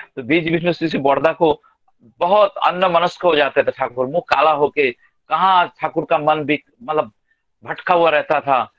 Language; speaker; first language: Hindi; non-native, local second language; Bangla